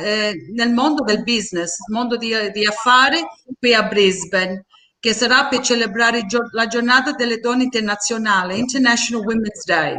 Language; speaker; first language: Italian; early bilingual, heritage; Sicilian